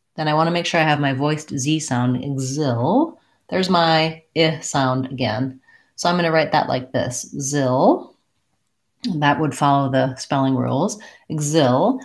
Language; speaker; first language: English; native; English